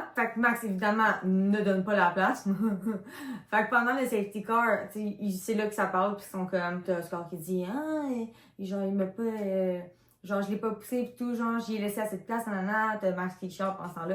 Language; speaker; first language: French; native; French